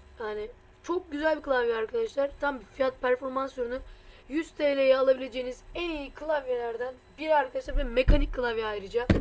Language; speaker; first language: Turkish; native; Turkish